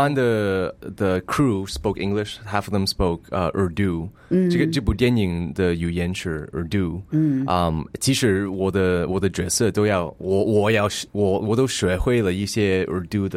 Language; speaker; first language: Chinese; early bilingual, heritage; English